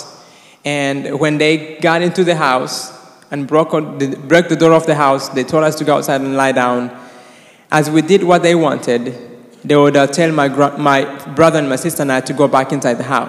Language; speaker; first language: English; non-native, local second language; Kinyarwanda